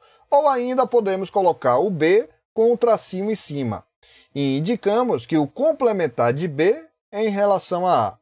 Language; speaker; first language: Portuguese; native; Portuguese